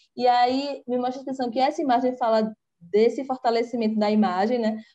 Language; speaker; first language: Portuguese; native; Portuguese